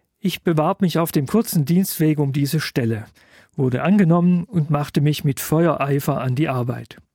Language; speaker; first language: German; native; German